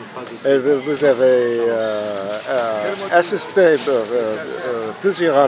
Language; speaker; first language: French; non-native, learner; English